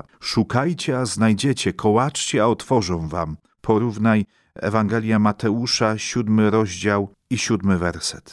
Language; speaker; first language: Polish; native; Polish